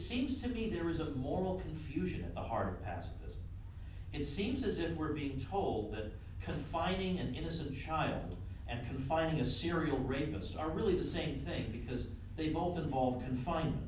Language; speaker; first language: English; native; English